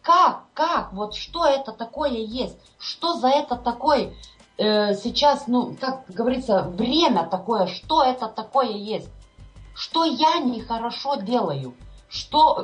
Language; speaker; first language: Russian; non-native, fluent; Lithuanian